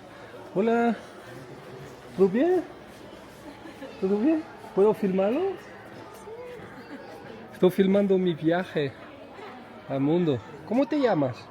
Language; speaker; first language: Spanish; non-native, learner; Portuguese